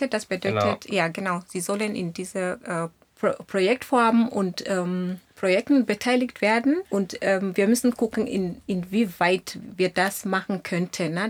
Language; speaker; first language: German; non-native, fluent; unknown